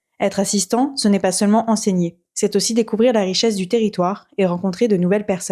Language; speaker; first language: French; native; French